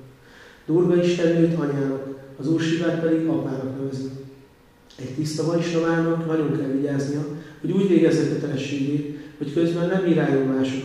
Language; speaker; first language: Hungarian; native; Hungarian